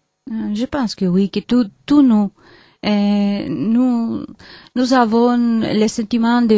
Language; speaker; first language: French; non-native, learner; Spanish